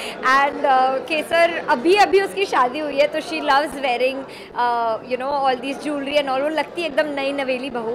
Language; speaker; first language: Hindi; native; Hindi